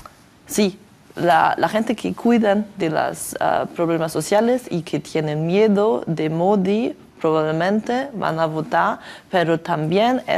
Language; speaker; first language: Spanish; non-native, learner; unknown